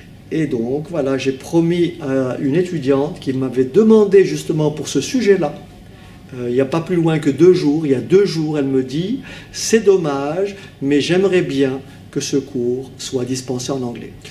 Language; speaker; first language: French; native; French